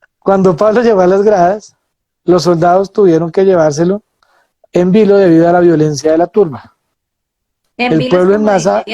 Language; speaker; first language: Spanish; native; Spanish